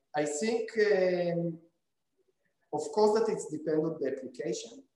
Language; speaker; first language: English; non-native, fluent; Hebrew